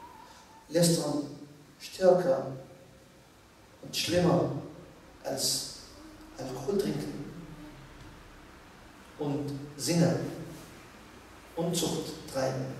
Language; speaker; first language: German; non-native, fluent; Arabic